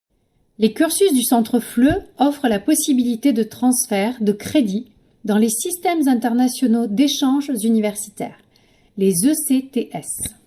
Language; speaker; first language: French; native; French